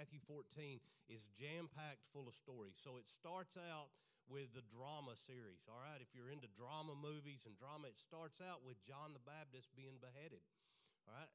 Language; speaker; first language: English; native; English